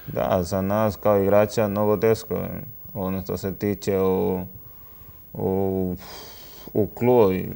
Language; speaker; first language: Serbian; non-native, learner; Spanish